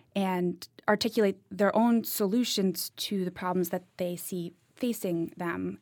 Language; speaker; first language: English; native; English